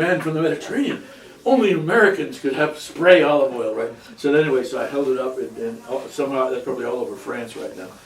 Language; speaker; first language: English; native; English